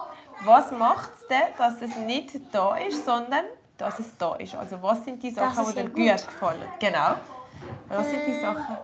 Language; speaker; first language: German; native; German